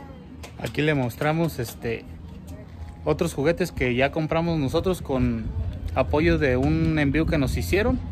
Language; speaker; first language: Spanish; native; Spanish